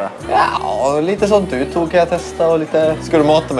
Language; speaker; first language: Swedish; native; Swedish